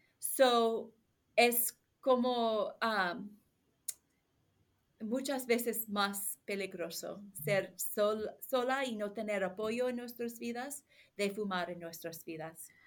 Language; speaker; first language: Spanish; non-native, learner; English